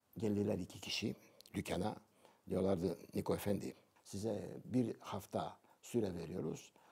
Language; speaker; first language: Turkish; non-native, local second language; Greek